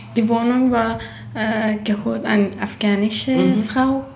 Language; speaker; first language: German; non-native, learner; Persian